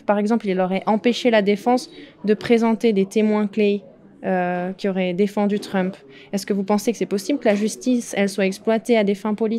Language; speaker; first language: French; native; French